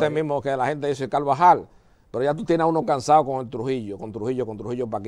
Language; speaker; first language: Spanish; native; Spanish